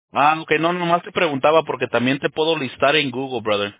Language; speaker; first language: Spanish; early bilingual, heritage; Spanish